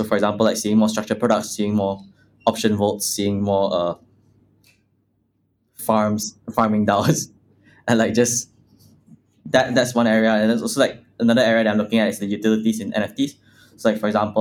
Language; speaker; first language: English; non-native, local second language; Chinese